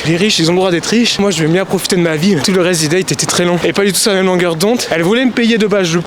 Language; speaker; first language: French; native; French